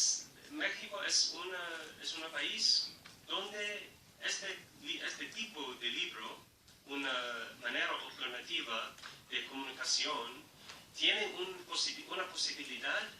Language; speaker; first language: Spanish; non-native, learner; English